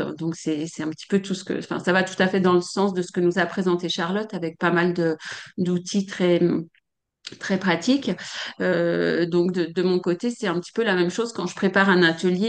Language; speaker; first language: French; native; French